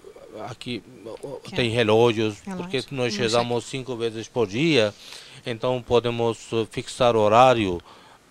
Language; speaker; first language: Portuguese; non-native, fluent; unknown